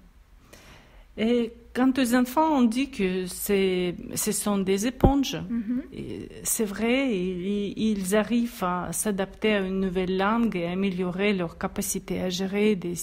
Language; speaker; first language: French; non-native, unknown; Russian